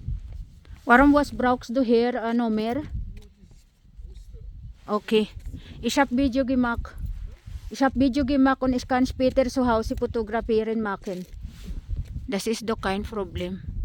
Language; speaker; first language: German; non-native, learner; Filipino